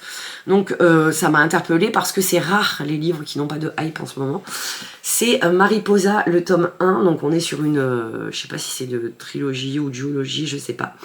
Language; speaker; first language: French; native; French